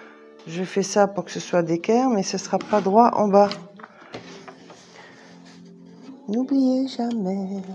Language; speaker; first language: French; native; French